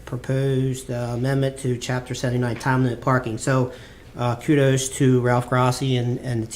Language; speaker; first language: English; native; English